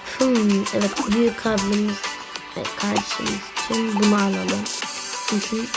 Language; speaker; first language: Turkish; native; Turkish